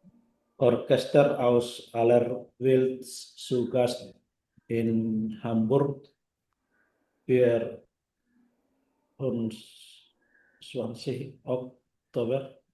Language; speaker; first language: German; non-native, learner; Indonesian